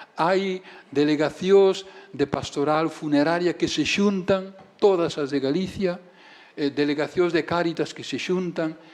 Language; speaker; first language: Galician; native; Galician